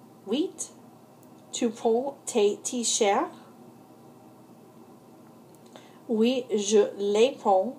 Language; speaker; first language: French; non-native, fluent; English